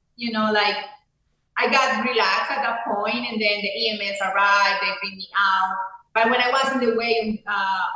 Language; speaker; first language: English; non-native, fluent; Spanish